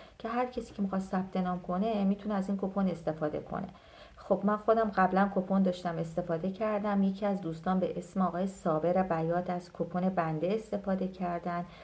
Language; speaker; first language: Persian; native; Persian